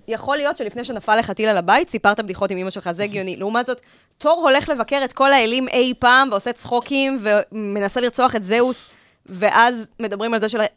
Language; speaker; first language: Hebrew; native; Hebrew